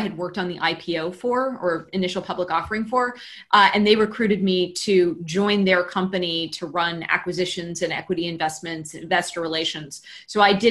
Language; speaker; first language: English; native; English